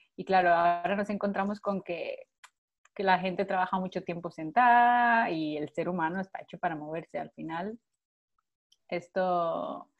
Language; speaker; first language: Spanish; native; Spanish